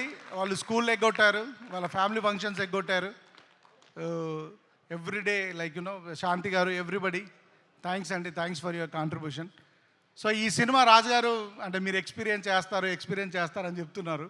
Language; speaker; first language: Telugu; native; Telugu